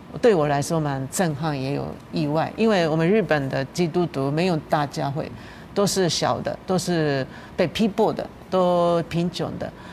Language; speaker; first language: Chinese; non-native, fluent; Japanese